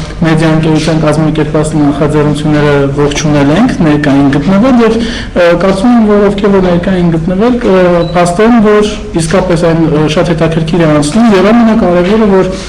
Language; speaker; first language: Armenian; native; Armenian